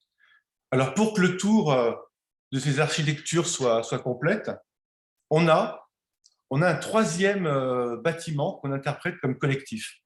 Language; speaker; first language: French; native; French